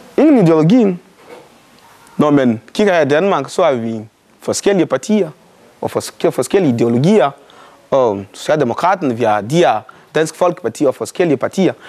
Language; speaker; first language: Danish; non-native, fluent; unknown